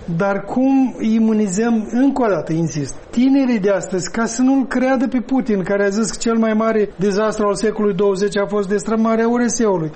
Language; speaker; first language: Romanian; native; Romanian